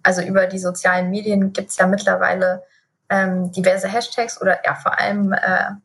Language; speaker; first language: German; native; German